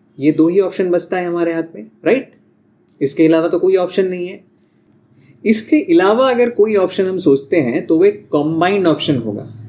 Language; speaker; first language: Hindi; non-native, local second language; Bangla